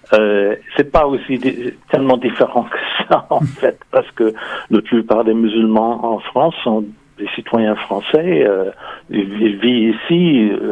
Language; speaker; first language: French; non-native, fluent; English